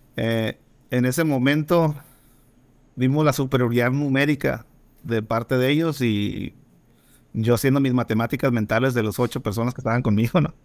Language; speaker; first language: Spanish; native; Spanish